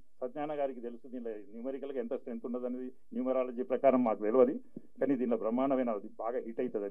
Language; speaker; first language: Telugu; native; Telugu